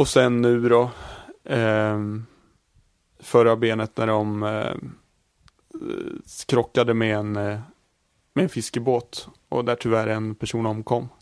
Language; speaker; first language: Swedish; native; Swedish